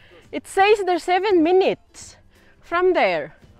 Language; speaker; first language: English; non-native, local second language; Filipino